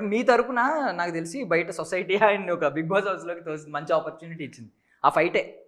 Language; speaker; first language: Telugu; native; Telugu